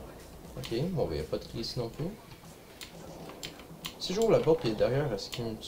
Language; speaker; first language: French; native; French